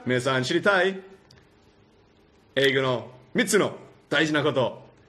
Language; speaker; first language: Japanese; non-native, learner; English